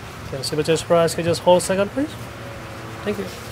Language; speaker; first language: English; non-native, fluent; Indonesian